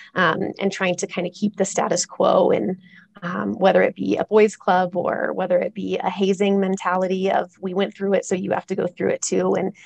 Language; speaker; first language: English; native; English